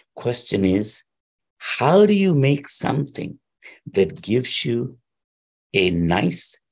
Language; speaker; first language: English; non-native, local second language; Bangla